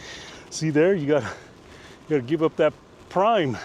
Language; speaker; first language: English; native; English